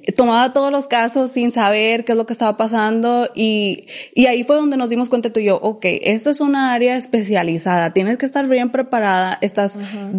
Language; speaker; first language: Spanish; early bilingual, heritage; English